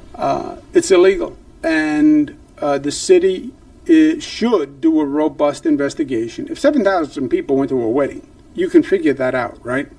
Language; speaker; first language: English; native; English